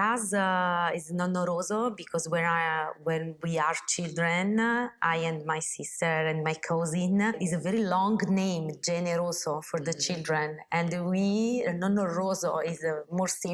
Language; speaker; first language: English; non-native, learner; Italian